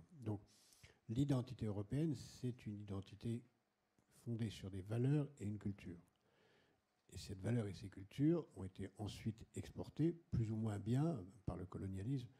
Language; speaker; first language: French; native; French